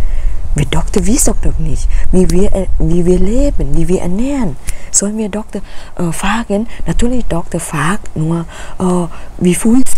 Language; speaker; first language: German; non-native, learner; Thai